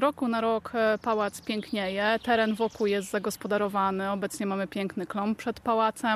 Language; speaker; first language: Polish; native; Polish